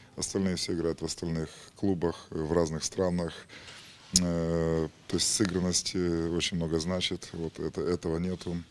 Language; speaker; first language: Russian; native; Russian